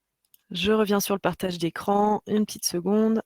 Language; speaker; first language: French; native; French